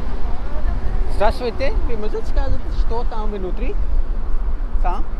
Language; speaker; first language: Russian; non-native, learner; English